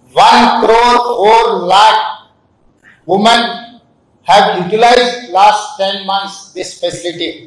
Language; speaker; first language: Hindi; non-native, local second language; Telugu